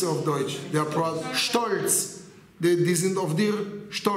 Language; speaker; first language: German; non-native, fluent; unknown